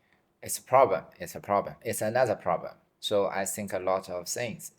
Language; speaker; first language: English; non-native, fluent; Chinese